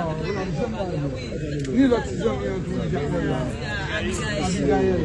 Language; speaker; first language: French; non-native, local second language; Haitian Creole